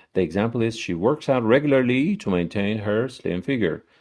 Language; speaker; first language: English; non-native, fluent; Persian